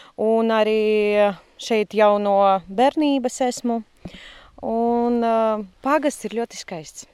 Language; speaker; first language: Latvian; non-native, local second language; Russian